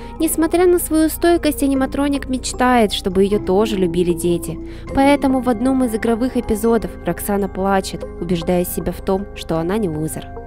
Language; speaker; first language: Russian; native; Russian